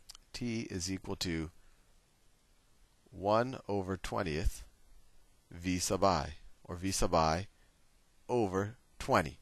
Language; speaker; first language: English; native; English